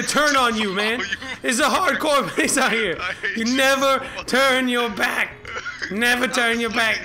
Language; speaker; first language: English; native; English